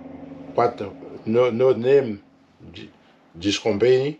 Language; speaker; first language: English; non-native, learner; French